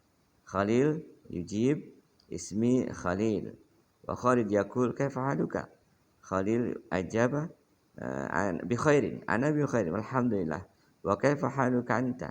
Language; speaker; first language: Arabic; non-native, fluent; Indonesian